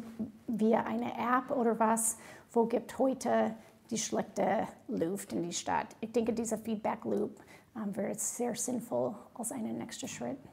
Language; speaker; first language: German; non-native, fluent; English